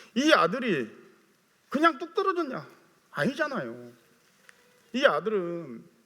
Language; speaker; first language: Korean; native; Korean